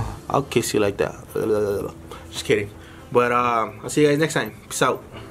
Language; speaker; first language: English; early bilingual, other home language; Spanish